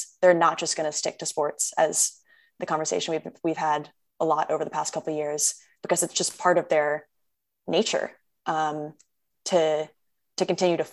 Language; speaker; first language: English; native; English